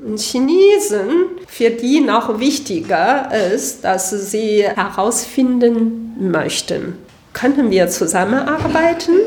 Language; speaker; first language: German; non-native, fluent; Chinese